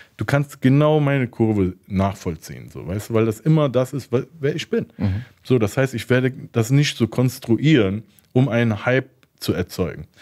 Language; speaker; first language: German; early bilingual, other home language; Turkish